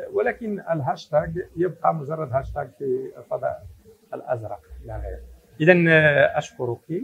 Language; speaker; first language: Arabic; native; Arabic